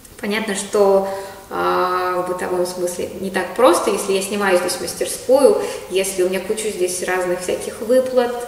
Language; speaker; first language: Russian; native; Russian